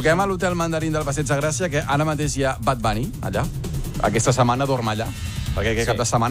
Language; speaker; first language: Catalan; native; Catalan